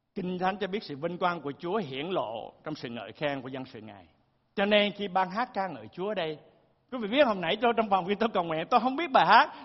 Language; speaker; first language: Vietnamese; early bilingual, heritage; Vietnamese